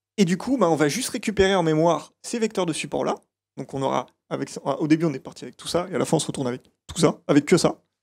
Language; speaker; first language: French; native; French